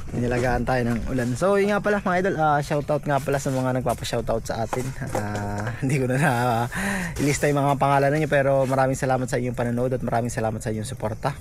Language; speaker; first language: Filipino; non-native, local second language; Bikol